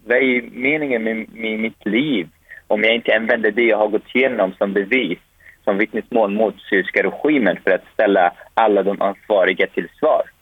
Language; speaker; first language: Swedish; non-native, fluent; Arabic